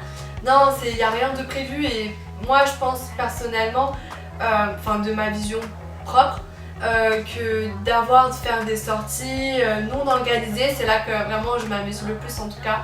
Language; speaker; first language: French; native; French